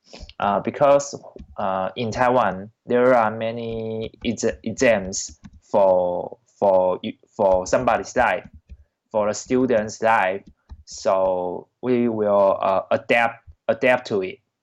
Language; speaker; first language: English; non-native, learner; Chinese